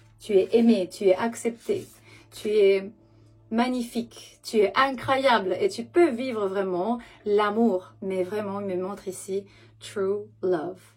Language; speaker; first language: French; non-native, fluent; Romanian